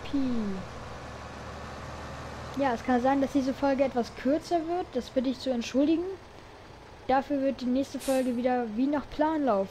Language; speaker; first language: German; native; German